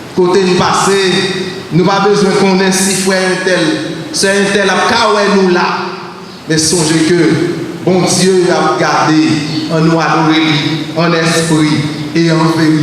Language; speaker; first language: French; non-native, learner; Haitian Creole